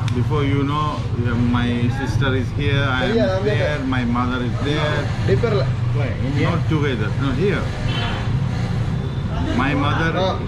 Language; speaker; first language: English; non-native, learner; Tamil